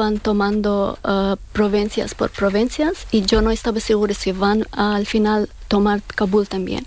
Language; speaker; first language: Spanish; non-native, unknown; Persian